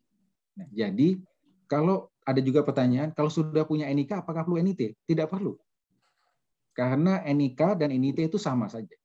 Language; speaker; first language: Indonesian; native; Indonesian